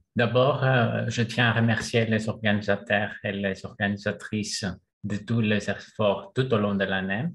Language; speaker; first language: French; non-native, fluent; Greek